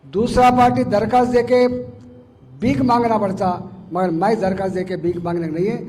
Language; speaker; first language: Hindi; non-native, local second language; Telugu